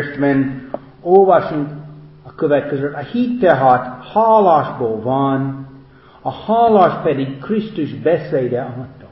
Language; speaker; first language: Hungarian; non-native, fluent; English